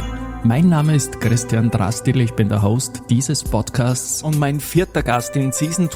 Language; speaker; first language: German; native; German